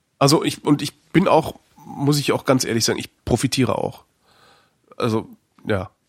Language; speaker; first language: German; native; German